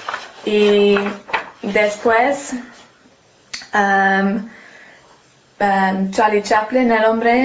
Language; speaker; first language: Spanish; non-native, learner; English